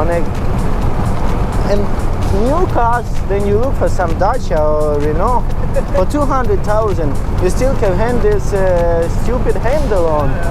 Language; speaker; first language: English; non-native, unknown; Ukrainian